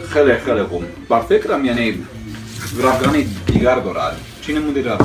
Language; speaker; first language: Persian; non-native, learner; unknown